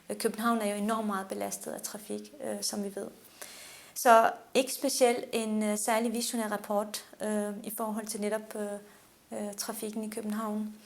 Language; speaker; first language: Danish; early bilingual, other home language; Turkish